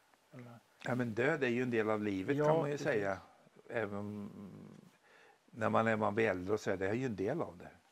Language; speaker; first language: Swedish; native; Swedish